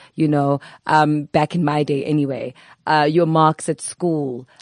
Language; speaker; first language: English; non-native, local second language; Zulu